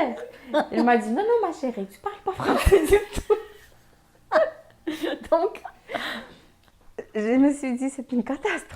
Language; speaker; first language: French; non-native, fluent; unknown